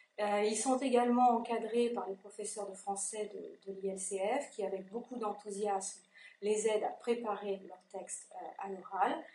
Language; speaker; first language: French; native; French